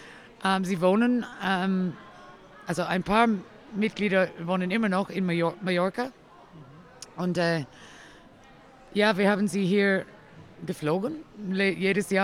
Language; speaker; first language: German; non-native, learner; English